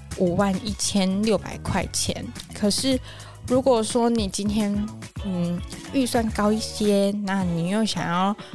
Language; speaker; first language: Chinese; native; Chinese